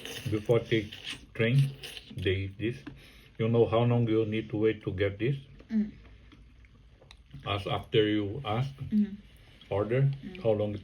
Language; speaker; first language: English; non-native, learner; Japanese